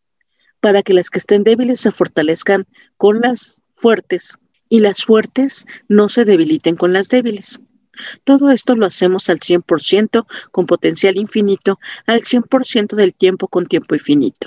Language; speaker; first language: Spanish; native; Spanish